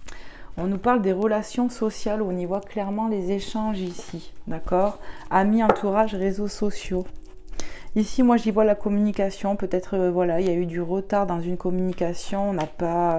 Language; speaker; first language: French; native; French